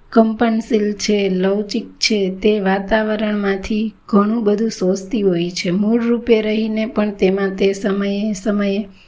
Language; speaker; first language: Gujarati; native; Gujarati